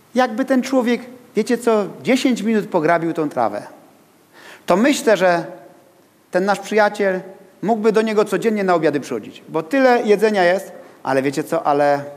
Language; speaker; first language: Polish; native; Polish